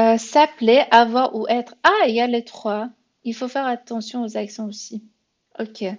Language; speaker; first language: French; non-native, fluent; Persian